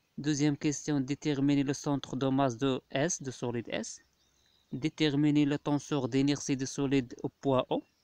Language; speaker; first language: French; non-native, local second language; Arabic